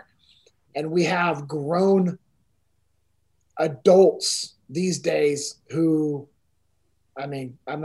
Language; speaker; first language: English; native; English